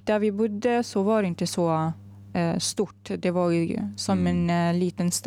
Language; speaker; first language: Swedish; non-native, fluent; Arabic